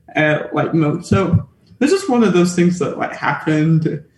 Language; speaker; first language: English; native; English